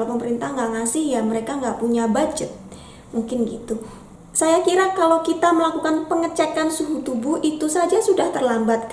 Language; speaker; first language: Indonesian; native; Indonesian